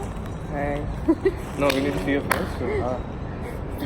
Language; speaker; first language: English; non-native, fluent; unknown